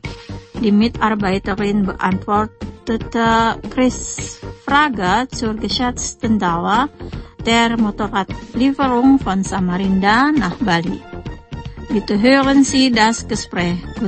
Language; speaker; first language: German; non-native, fluent; Indonesian